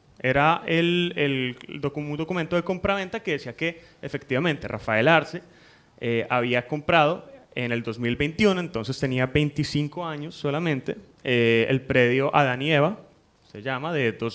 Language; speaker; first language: Spanish; native; Spanish